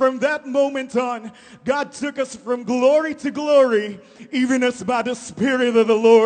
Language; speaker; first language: English; non-native, local second language; Filipino